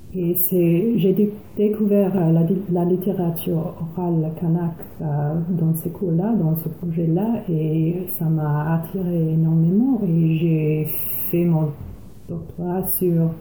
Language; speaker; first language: French; non-native, fluent; English